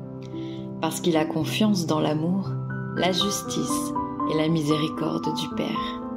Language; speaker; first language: French; native; French